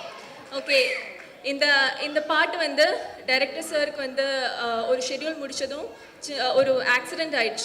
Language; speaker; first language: Tamil; non-native, fluent; Malayalam